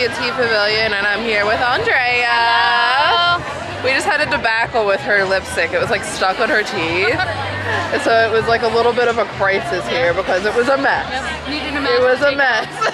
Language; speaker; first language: English; native; English